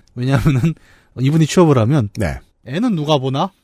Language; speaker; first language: Korean; native; Korean